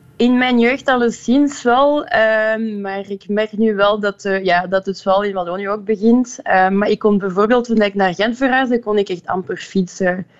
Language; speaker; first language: Dutch; non-native, local second language; French